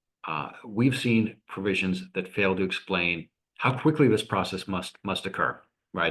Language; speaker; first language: English; native; English